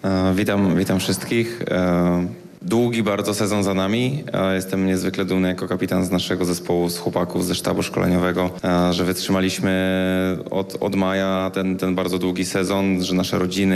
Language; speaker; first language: Polish; native; Polish